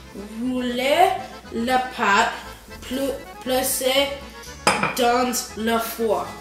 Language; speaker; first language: French; non-native, learner; English